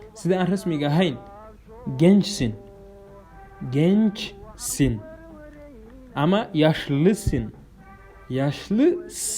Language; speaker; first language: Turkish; non-native, fluent; Somali